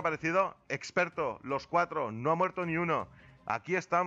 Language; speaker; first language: Spanish; native; Spanish